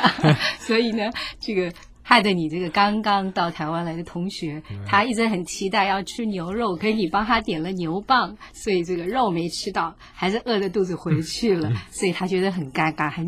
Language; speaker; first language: Chinese; native; Chinese